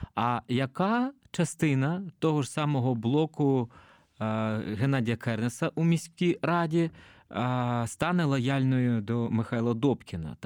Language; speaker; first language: Ukrainian; native; Ukrainian